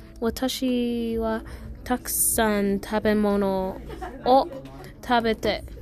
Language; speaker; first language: Japanese; non-native, learner; English